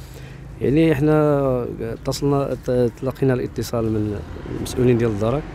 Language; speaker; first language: Arabic; native; Arabic